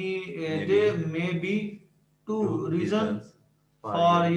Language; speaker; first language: English; non-native, learner; Urdu